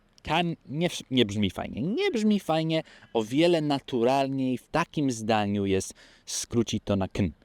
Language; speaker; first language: Polish; early bilingual, heritage; Polish